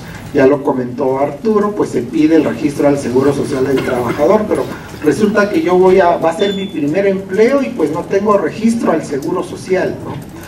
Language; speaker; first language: Spanish; native; Spanish